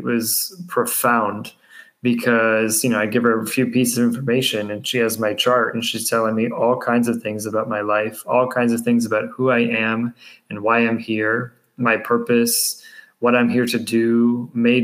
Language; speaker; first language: English; native; English